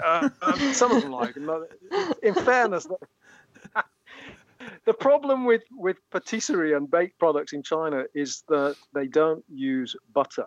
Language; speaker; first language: English; native; English